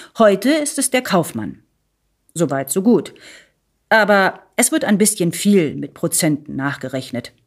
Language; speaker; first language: German; early bilingual, other home language; Italian